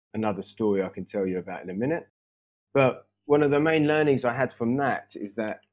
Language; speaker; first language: English; native; English